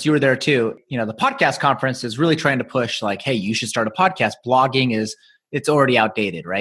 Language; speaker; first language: English; native; English